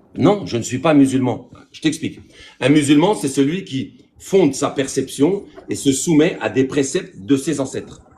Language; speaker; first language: French; native; French